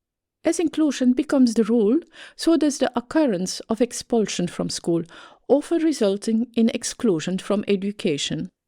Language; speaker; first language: English; non-native, fluent; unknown